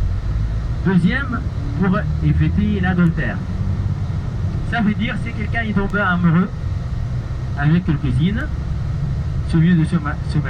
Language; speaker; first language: French; non-native, learner; Arabic